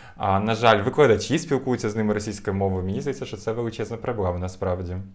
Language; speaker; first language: Ukrainian; non-native, local second language; Russian